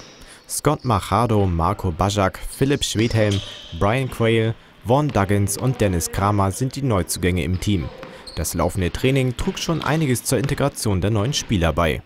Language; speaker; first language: German; native; German